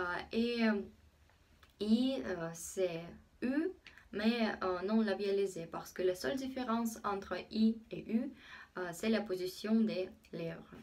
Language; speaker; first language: French; non-native, fluent; Russian